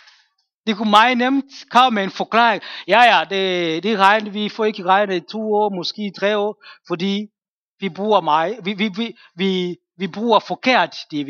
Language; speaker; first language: Danish; non-native, fluent; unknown